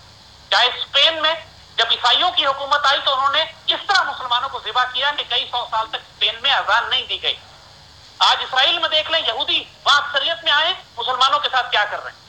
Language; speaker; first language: Urdu; native; Urdu